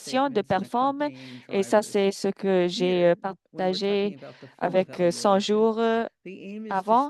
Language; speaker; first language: French; non-native, fluent; English